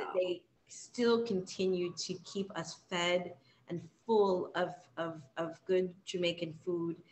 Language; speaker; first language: English; native; English